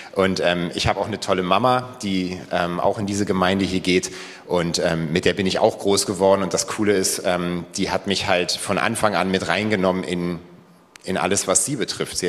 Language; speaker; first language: German; native; German